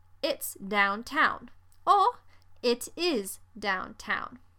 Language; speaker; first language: English; native; English